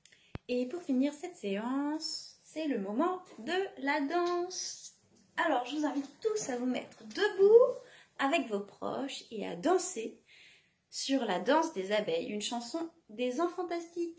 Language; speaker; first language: French; native; French